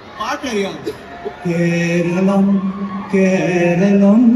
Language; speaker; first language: Malayalam; non-native, learner; Tamil